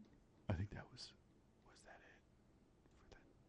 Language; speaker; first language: English; native; English